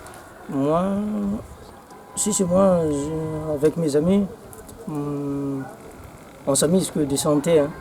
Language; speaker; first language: French; non-native, local second language; Malagasy